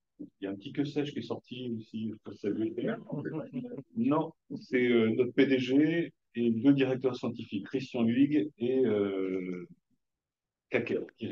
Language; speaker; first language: French; native; French